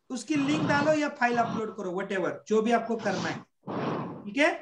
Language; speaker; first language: Hindi; non-native, local second language; Marathi